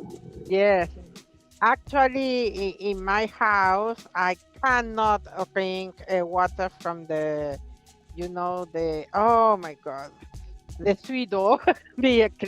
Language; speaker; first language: English; non-native, fluent; Spanish